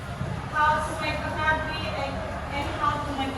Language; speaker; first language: English; non-native, learner; Indonesian